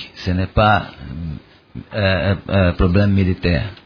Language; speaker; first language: French; non-native, learner; Portuguese